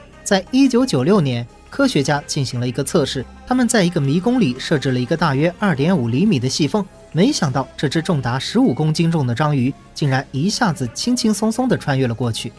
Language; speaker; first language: Chinese; native; Chinese